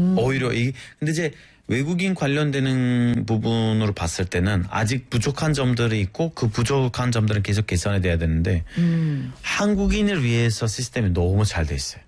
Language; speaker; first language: Korean; non-native, fluent; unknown